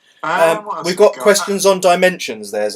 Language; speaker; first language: English; native; English